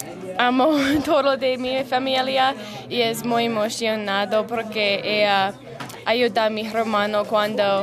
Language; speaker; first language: Spanish; non-native, learner; English